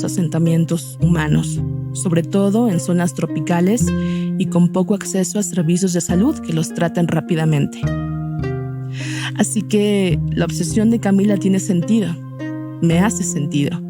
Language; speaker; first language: Spanish; native; Spanish